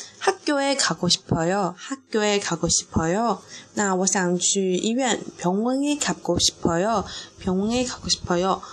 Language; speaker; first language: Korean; non-native, fluent; Chinese